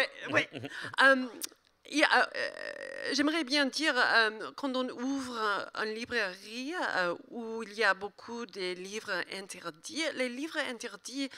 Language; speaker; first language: French; non-native, learner; English